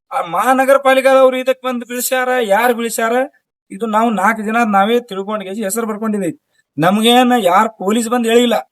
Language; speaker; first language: Kannada; native; Kannada